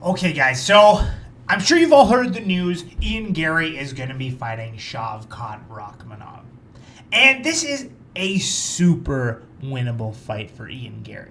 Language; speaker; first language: English; native; English